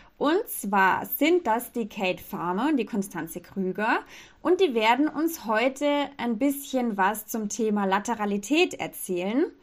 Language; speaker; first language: German; native; German